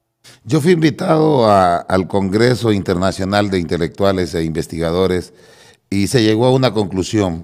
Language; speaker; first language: Spanish; native; Spanish